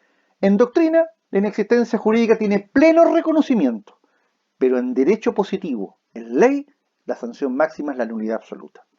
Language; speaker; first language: Spanish; native; Spanish